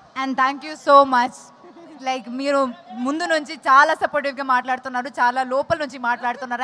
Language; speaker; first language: Telugu; non-native, fluent; Malayalam